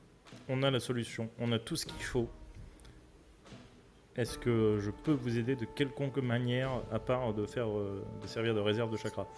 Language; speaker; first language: French; native; French